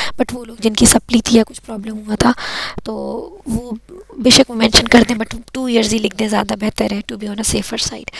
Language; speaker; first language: Urdu; native; Urdu